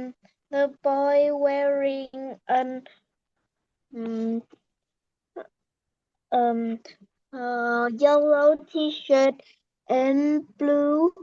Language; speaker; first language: English; non-native, learner; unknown